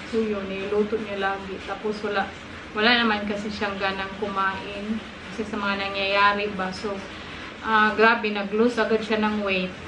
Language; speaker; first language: Filipino; non-native, local second language; Cebuano